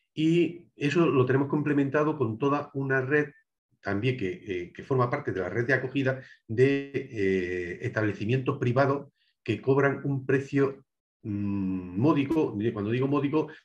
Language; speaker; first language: Spanish; native; Spanish